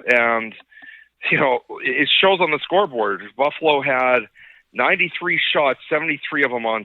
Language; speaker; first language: English; native; English